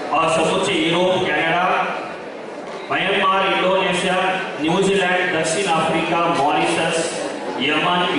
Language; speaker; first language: Hindi; non-native, local second language; Kannada